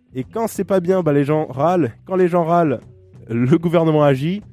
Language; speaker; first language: French; native; French